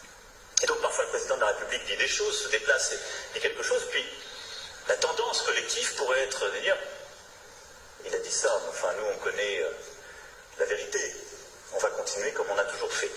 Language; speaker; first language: French; native; French